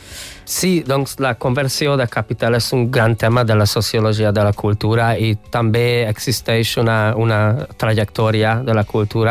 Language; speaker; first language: Catalan; non-native, fluent; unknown